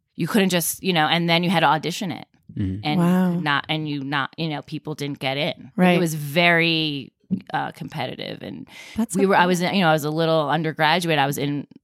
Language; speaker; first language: English; native; English